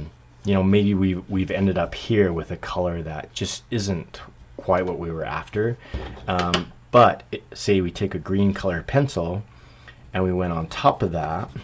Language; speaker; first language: English; native; English